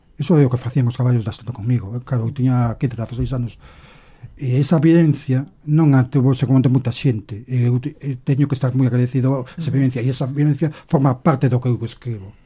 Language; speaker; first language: Galician; native; Galician